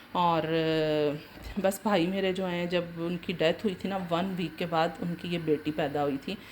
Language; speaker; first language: Urdu; native; Urdu